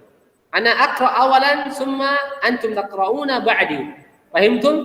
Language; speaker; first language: Arabic; non-native, fluent; Indonesian